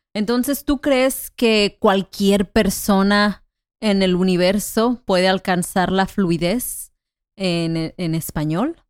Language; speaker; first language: Spanish; non-native, fluent; English